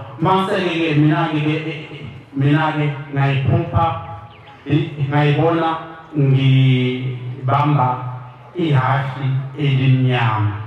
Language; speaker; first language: Zulu; native; Zulu